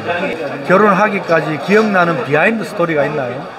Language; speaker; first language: Korean; native; Korean